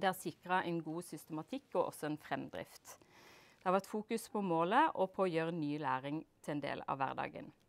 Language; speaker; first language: Norwegian; native; Norwegian